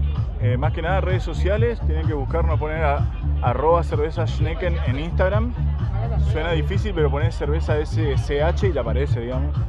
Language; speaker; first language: Spanish; native; Spanish